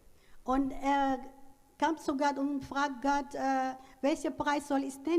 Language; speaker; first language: German; non-native, learner; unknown